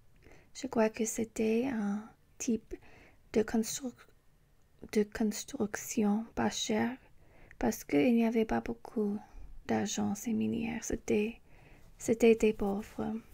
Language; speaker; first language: French; non-native, learner; English